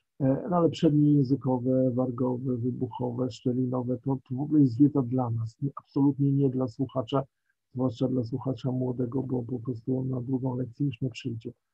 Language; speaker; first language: Polish; native; Polish